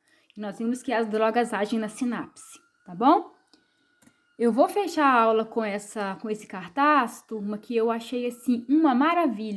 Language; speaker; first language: Portuguese; native; Portuguese